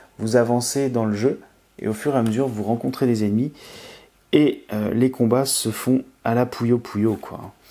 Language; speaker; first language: French; native; French